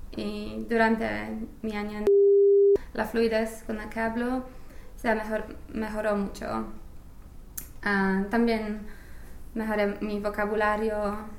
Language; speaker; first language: Spanish; non-native, fluent; English